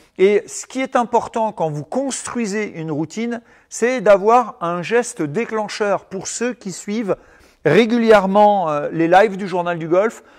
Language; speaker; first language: French; native; French